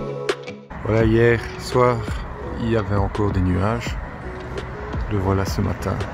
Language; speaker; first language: French; native; French